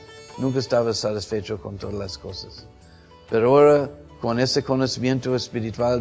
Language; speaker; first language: Spanish; non-native, fluent; English